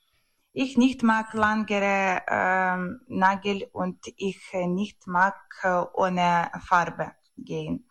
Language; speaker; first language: German; non-native, learner; Ukrainian